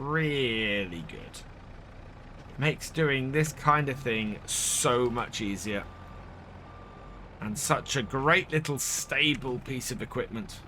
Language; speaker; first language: English; native; English